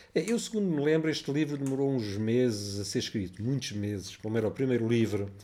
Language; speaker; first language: Portuguese; native; Portuguese